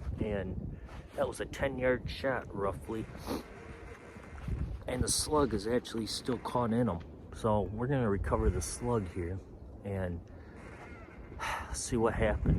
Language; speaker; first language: English; native; English